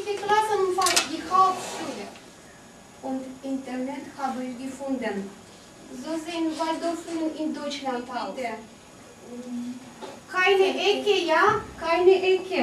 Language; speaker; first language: German; non-native, fluent; Russian